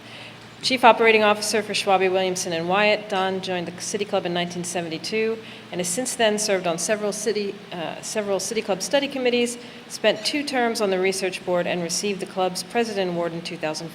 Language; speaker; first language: English; native; English